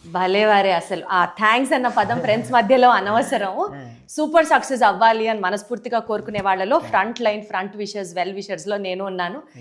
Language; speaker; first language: Telugu; native; Telugu